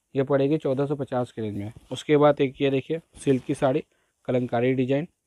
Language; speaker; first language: Hindi; native; Hindi